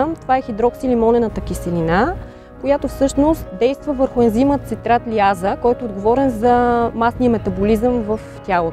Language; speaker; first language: Bulgarian; native; Bulgarian